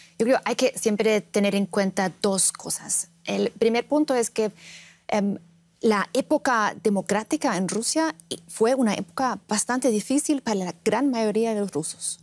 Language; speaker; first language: Spanish; non-native, fluent; Russian